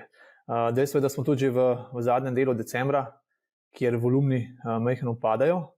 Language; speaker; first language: Slovenian; native; Slovenian